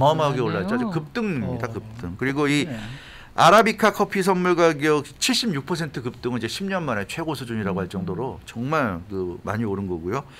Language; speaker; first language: Korean; native; Korean